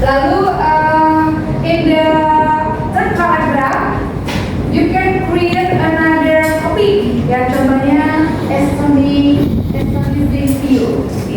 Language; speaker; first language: English; non-native, learner; Indonesian